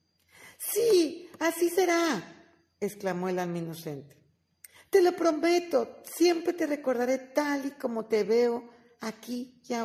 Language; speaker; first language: Spanish; native; Spanish